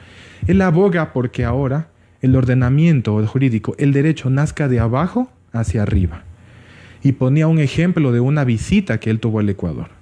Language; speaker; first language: Spanish; native; Spanish